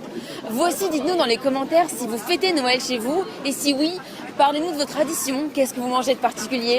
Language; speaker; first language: French; native; French